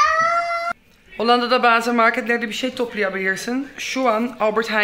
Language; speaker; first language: Turkish; non-native, learner; Dutch